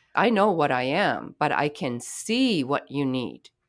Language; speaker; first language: English; non-native, fluent; German